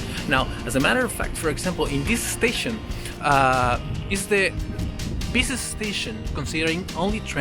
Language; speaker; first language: English; non-native, fluent; Spanish